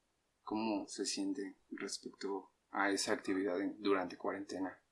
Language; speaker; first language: Spanish; native; Spanish